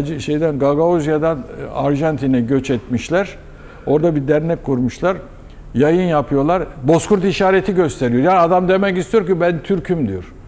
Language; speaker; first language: Turkish; native; Turkish